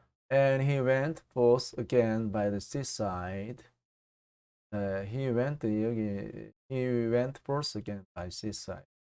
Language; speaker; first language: English; non-native, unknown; Korean